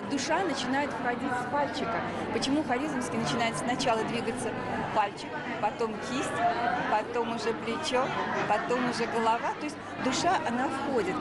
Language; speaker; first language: Russian; non-native, local second language; Uzbek